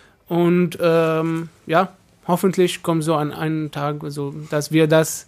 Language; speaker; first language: German; non-native, fluent; Arabic